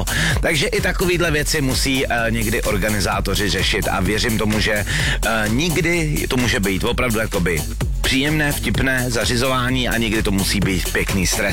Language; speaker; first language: Czech; native; Czech